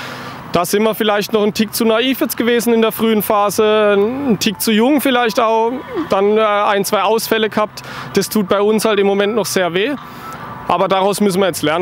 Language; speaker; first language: German; native; German